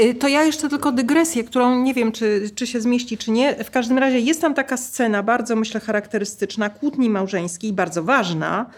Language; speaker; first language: Polish; native; Polish